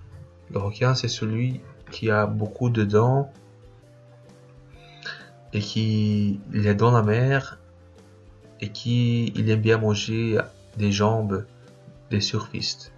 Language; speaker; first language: French; non-native, fluent; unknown